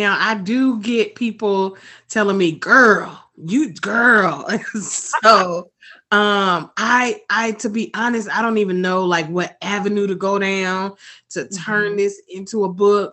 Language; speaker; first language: English; native; English